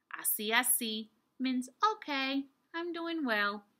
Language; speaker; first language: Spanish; non-native, fluent; English